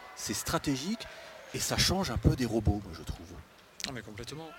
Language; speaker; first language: French; native; French